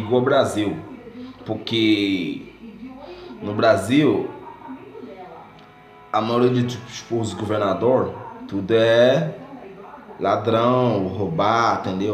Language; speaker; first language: Portuguese; non-native, fluent; Haitian Creole